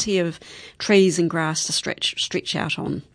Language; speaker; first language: English; native; English